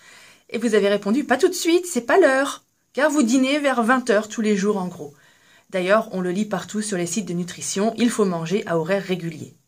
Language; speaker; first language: French; native; French